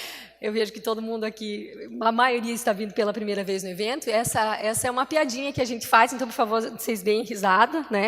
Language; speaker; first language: Portuguese; native; Portuguese